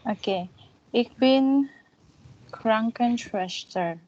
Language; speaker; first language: German; non-native, learner; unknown